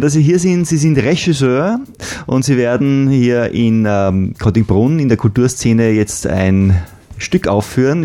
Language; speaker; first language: German; native; German